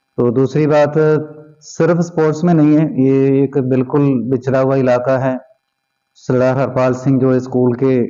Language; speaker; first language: Hindi; non-native, local second language; Punjabi